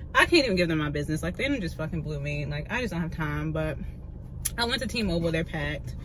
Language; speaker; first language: English; native; English